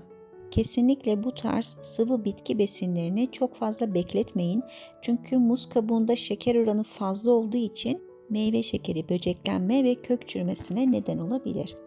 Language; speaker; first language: Turkish; native; Turkish